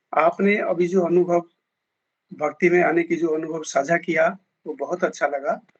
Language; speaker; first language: Hindi; native; Hindi